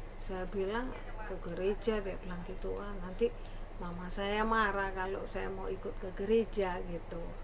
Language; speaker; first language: Indonesian; early bilingual, other home language; Sindhi